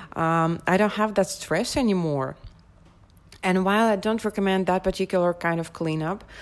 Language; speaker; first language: English; non-native, fluent; Russian